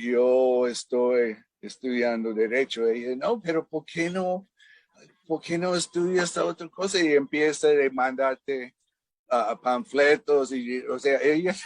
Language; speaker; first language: Spanish; non-native, fluent; English